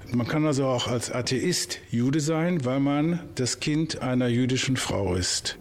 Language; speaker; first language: German; native; German